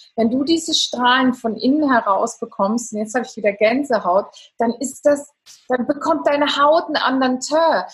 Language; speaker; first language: German; non-native, fluent; Italian